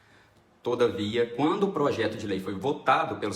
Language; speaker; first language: Portuguese; native; Portuguese